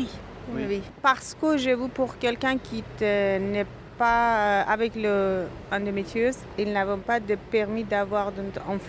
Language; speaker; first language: French; non-native, learner; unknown